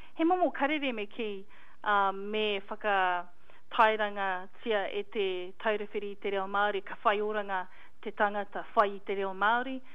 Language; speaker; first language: Māori; non-native, local second language; English